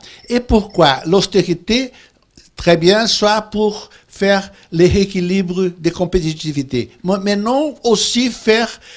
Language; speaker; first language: French; non-native, fluent; Portuguese